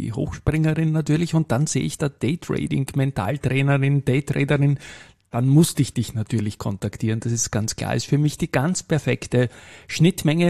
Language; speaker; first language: German; native; German